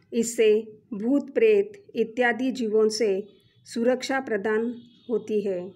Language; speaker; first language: Hindi; non-native, local second language; Marathi